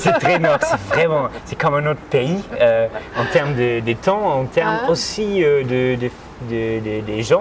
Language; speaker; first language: French; non-native, fluent; German